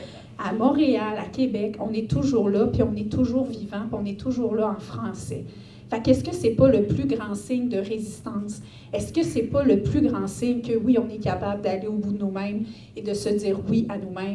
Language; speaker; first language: French; native; French